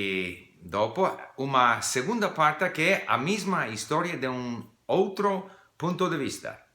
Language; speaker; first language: Portuguese; non-native, fluent; English